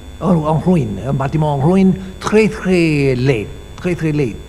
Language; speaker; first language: French; non-native, learner; English